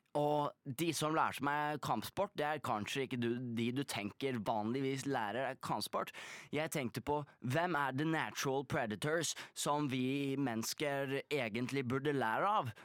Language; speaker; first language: Norwegian; early bilingual, other home language; Polish